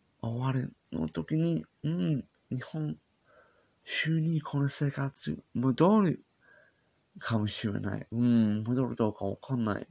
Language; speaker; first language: Japanese; non-native, learner; English